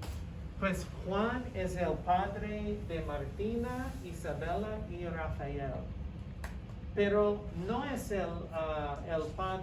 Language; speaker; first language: Spanish; non-native, fluent; English